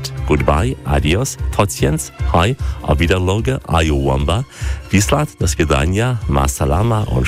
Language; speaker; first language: German; native; German